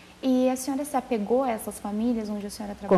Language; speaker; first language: Portuguese; native; Portuguese